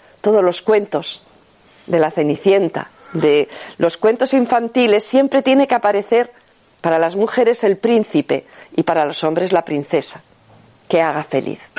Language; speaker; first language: Spanish; native; Spanish